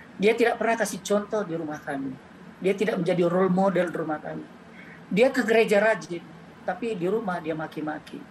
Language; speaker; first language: Indonesian; native; Indonesian